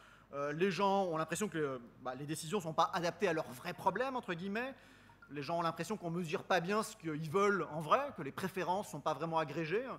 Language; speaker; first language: French; native; French